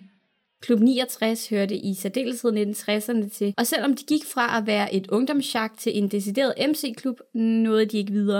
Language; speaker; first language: Danish; native; Danish